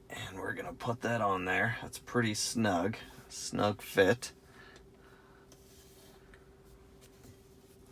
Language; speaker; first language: English; native; English